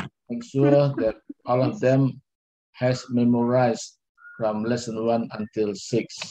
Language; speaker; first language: English; non-native, fluent; Indonesian